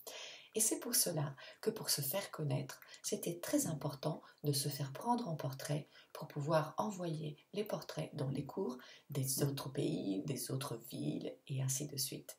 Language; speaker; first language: French; non-native, fluent; Italian